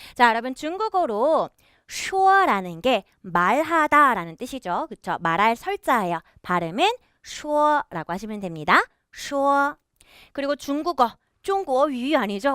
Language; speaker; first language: Korean; native; Korean